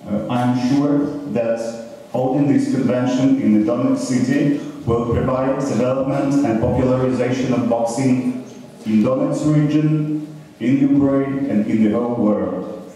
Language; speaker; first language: English; non-native, fluent; Russian